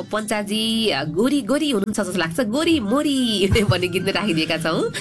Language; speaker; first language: Nepali; non-native, local second language; Limbu